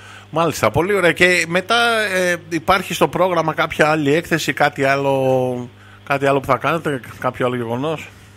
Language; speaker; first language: Greek; native; Greek